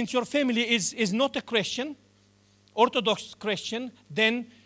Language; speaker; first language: English; non-native, learner; Romanian